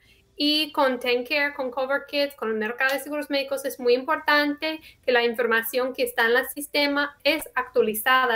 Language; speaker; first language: Spanish; non-native, fluent; English